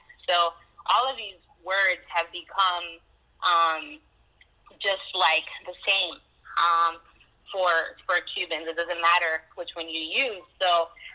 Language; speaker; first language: English; native; English